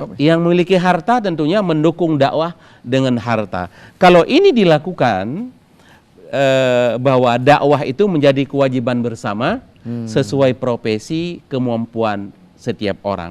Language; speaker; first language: Indonesian; native; Indonesian